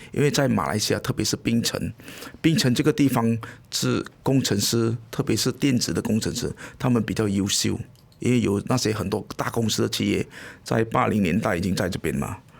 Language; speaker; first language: Chinese; native; Chinese